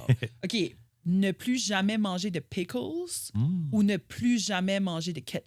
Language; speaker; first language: French; native; French